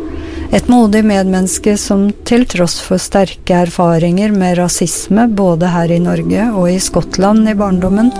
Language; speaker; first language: Norwegian; native; Norwegian